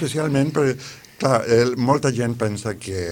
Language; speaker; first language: Catalan; non-native, fluent; Spanish